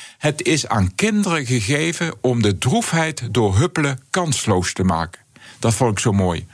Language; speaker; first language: Dutch; native; Dutch